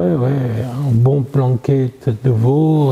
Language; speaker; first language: French; non-native, fluent; Arabic